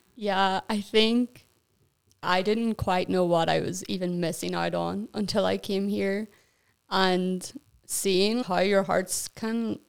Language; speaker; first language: English; native; English